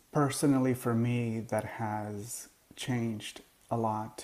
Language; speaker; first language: English; early bilingual, other home language; Spanish